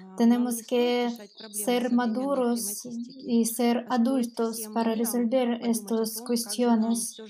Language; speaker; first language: Spanish; non-native, learner; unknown